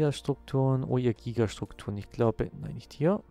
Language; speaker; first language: German; native; German